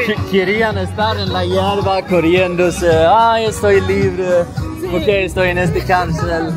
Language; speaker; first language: Spanish; non-native, fluent; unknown